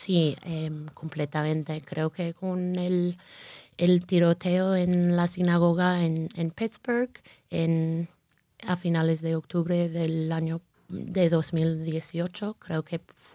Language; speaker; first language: Spanish; non-native, fluent; English